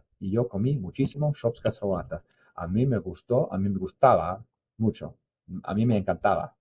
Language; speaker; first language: Spanish; non-native, fluent; English